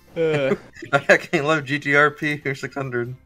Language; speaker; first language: English; native; English